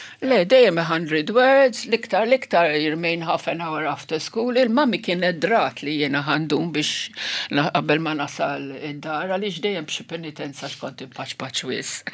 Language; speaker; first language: Maltese; non-native, local second language; Italian